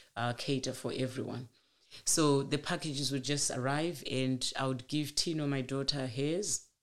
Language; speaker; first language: English; non-native, local second language; Shona